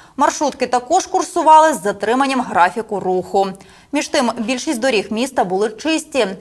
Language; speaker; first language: Ukrainian; native; Ukrainian